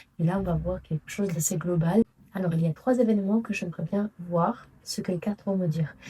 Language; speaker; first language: French; non-native, fluent; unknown